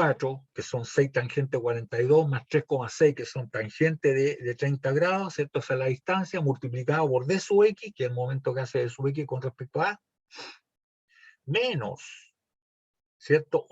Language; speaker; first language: Spanish; native; Spanish